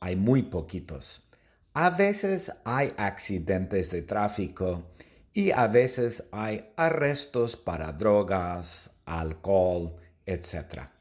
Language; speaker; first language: Spanish; non-native, fluent; English